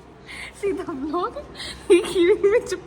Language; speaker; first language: English; non-native, learner; Hindi